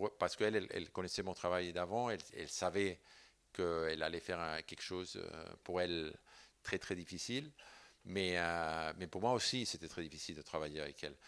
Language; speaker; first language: French; non-native, fluent; Spanish